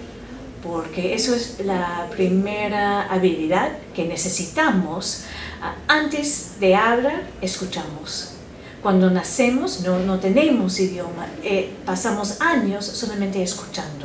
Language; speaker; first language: Spanish; non-native, fluent; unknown